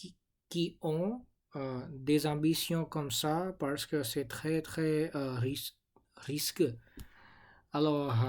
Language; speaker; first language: French; non-native, learner; English